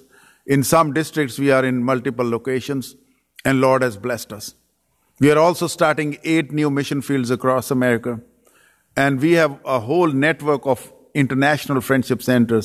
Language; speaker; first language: English; non-native, local second language; Urdu